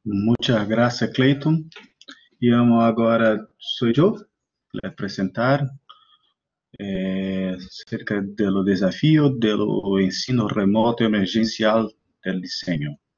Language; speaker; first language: Spanish; non-native, learner; Portuguese